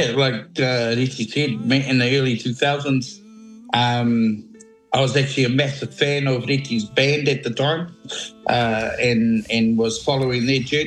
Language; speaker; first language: English; native; English